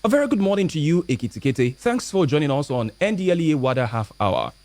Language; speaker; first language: English; non-native, local second language; Yoruba